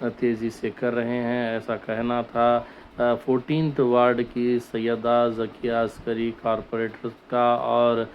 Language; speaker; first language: Urdu; native; Urdu